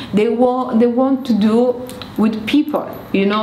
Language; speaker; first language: English; non-native, fluent; Somali